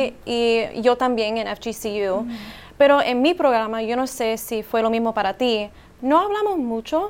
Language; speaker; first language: Spanish; early bilingual, heritage; English